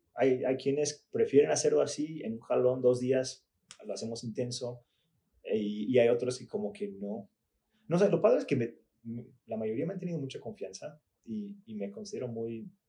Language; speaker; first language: Spanish; early bilingual, other home language; English